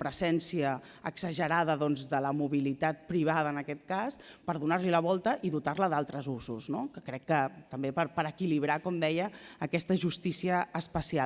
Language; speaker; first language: Catalan; native; Catalan